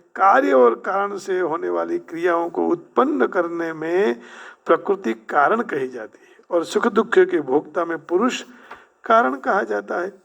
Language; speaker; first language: Hindi; non-native, local second language; Gujarati